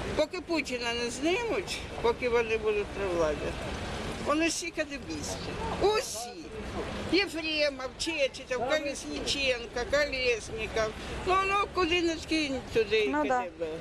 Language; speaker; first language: Ukrainian; non-native, local second language; Russian